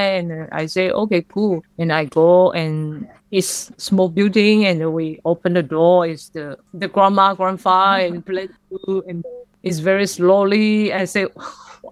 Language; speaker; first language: English; non-native, learner; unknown